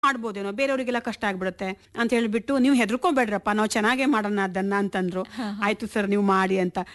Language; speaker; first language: Kannada; non-native, local second language; Konkani